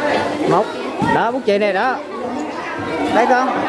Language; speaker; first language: Vietnamese; native; Vietnamese